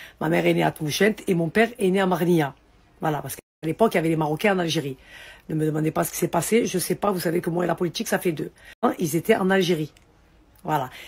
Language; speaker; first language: French; early bilingual, other home language; Arabic